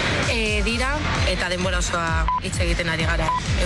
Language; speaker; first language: Basque; non-native, local second language; Spanish